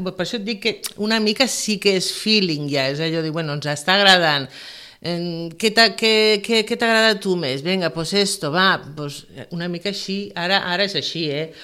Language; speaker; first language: Catalan; non-native, local second language; Spanish